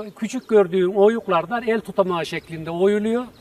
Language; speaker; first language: Turkish; native; Turkish